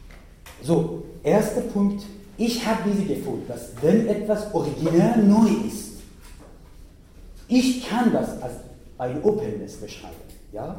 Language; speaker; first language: German; non-native, learner; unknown